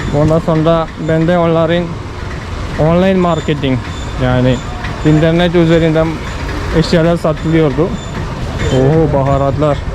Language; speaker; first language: Turkish; non-native, fluent; Malayalam